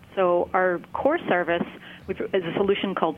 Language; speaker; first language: English; native; English